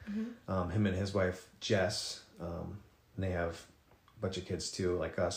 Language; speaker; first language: English; native; English